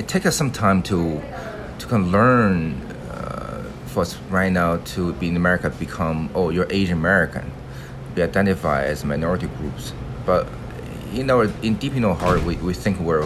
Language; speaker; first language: English; non-native, fluent; Chinese